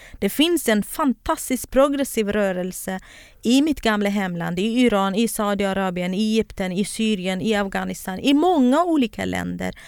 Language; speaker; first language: Swedish; non-native, fluent; Kurdish